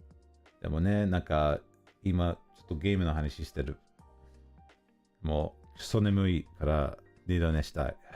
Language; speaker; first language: Japanese; non-native, learner; English